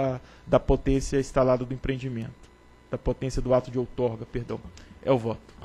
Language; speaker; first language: Portuguese; native; Portuguese